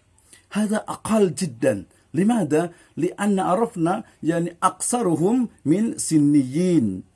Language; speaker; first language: Arabic; non-native, fluent; Indonesian